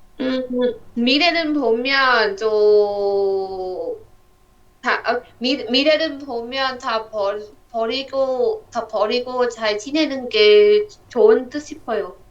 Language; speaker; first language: Korean; non-native, learner; Vietnamese